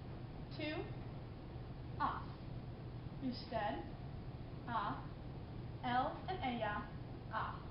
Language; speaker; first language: Spanish; non-native, learner; English